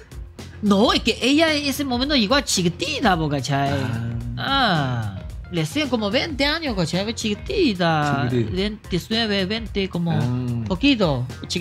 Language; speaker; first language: Spanish; non-native, learner; Chinese